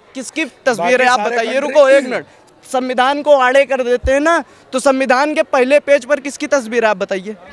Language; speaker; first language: Hindi; native; Hindi